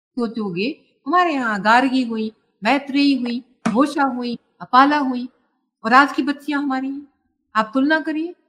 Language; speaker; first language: Hindi; native; Hindi